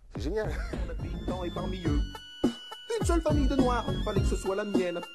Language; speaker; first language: French; native; French